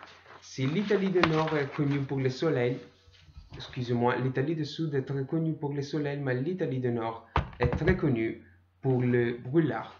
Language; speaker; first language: French; non-native, learner; Italian